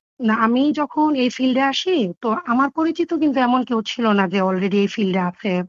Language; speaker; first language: Bangla; native; Bangla